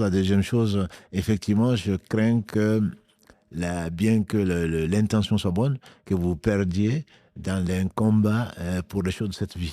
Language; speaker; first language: French; native; French